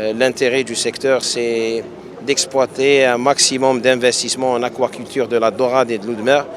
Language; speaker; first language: French; non-native, local second language; Arabic